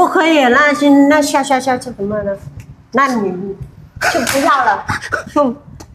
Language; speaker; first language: Chinese; non-native, learner; Vietnamese